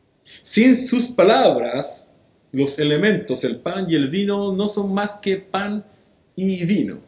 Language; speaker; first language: Spanish; native; Spanish